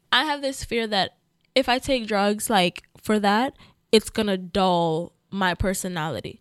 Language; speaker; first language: English; native; English